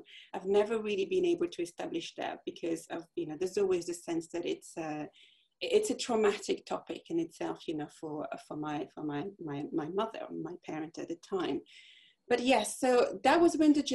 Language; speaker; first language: English; non-native, fluent; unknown